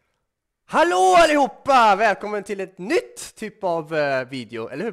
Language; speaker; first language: Swedish; native; Swedish